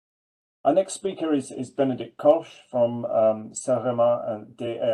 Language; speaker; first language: English; native; English